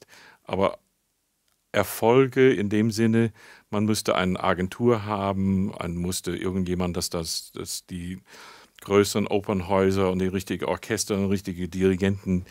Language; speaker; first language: German; non-native, fluent; English